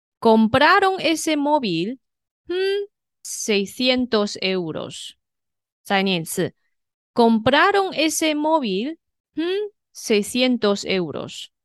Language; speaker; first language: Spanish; non-native, fluent; Chinese